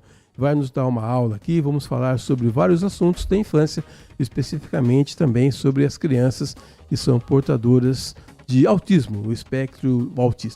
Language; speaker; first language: Portuguese; native; Portuguese